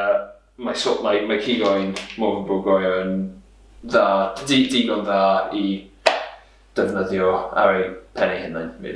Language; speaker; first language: Welsh; non-native, local second language; English